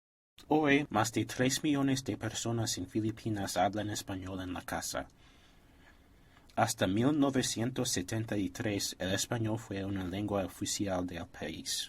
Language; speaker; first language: Spanish; non-native, learner; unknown